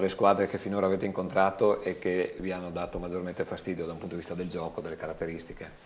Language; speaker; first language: Italian; native; Italian